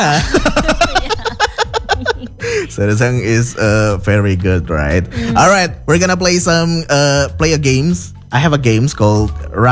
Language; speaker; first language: English; non-native, learner; Indonesian